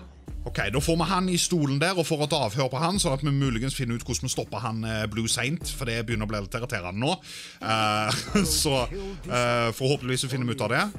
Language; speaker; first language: Norwegian; native; Norwegian